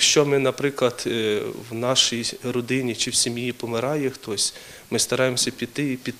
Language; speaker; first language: Ukrainian; native; Ukrainian